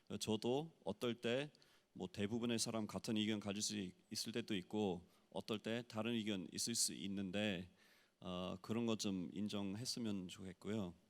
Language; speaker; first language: Korean; non-native, fluent; English